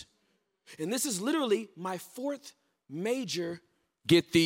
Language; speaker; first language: English; native; English